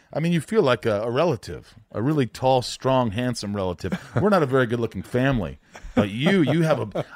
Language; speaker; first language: English; non-native, fluent; Swedish